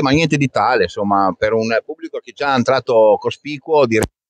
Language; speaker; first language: Italian; native; Italian